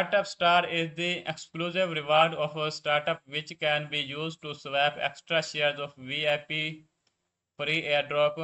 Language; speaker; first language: English; non-native, learner; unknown